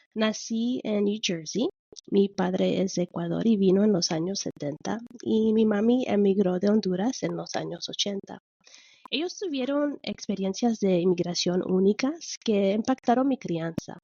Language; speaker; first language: Spanish; early bilingual, heritage; Spanish